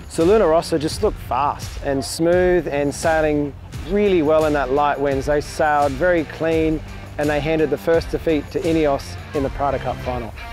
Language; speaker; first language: English; native; English